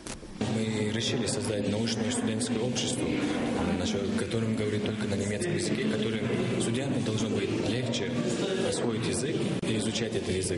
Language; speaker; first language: Russian; non-native, local second language; Ingush